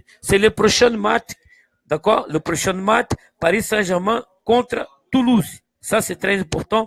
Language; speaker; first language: French; non-native, fluent; Portuguese